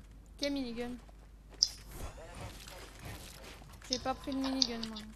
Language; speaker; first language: French; native; French